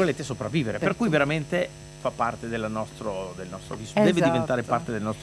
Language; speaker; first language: Italian; native; Italian